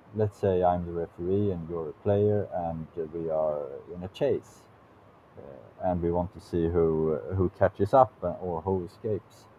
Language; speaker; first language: English; non-native, fluent; Swedish